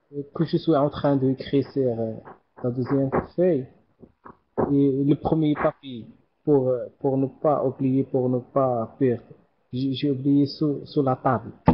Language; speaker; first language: French; non-native, learner; Arabic